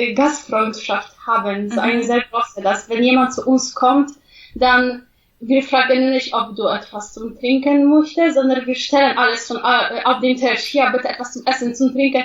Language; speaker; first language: German; non-native, fluent; Polish